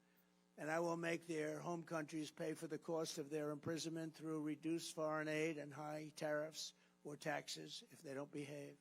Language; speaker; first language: English; native; English